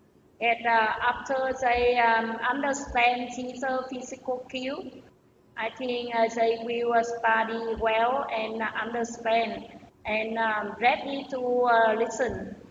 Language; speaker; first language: English; non-native, learner; Vietnamese